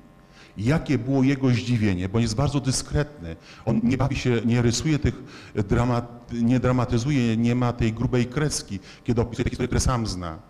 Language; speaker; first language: Polish; native; Polish